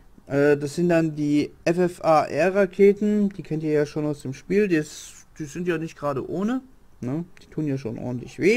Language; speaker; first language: German; native; German